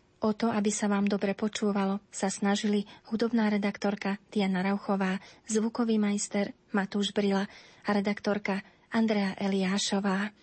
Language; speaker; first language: Slovak; native; Slovak